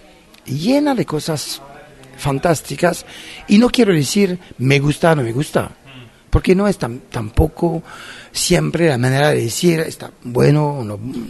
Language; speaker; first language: Spanish; non-native, fluent; French